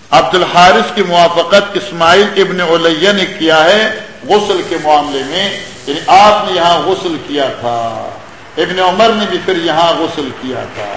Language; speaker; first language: Urdu; native; Urdu